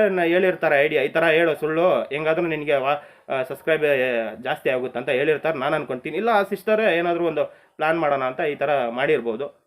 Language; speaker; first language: Kannada; non-native, local second language; Marathi